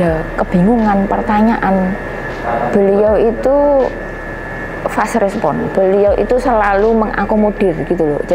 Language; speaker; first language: Indonesian; native; Indonesian